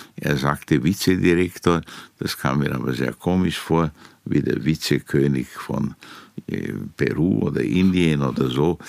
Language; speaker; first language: German; non-native, fluent; Romanian